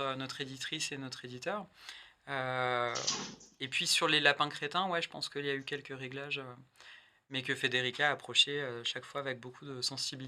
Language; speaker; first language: French; native; French